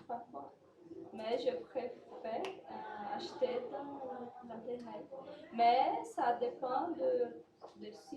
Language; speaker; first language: French; non-native, learner; Portuguese